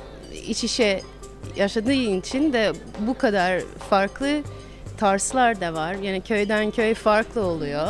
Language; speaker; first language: Turkish; non-native, fluent; English